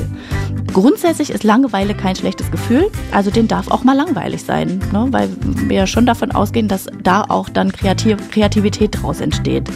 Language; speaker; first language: German; native; German